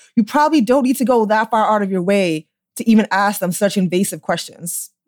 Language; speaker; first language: English; early bilingual, other home language; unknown